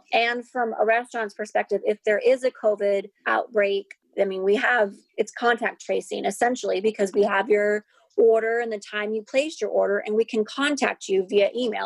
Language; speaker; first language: English; native; English